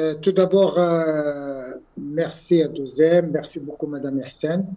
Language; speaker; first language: French; non-native, local second language; Arabic